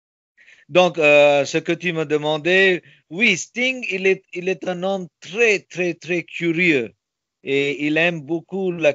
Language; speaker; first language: French; non-native, fluent; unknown